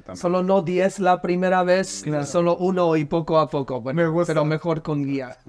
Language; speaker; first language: Spanish; non-native, learner; English